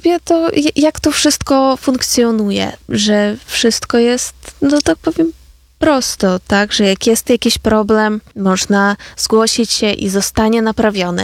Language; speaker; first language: Polish; non-native, fluent; Ukrainian